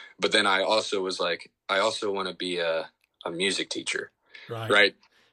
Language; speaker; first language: English; native; English